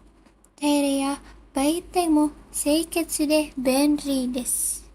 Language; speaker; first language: Japanese; non-native, learner; Indonesian